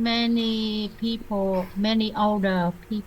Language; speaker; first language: English; non-native, learner; Vietnamese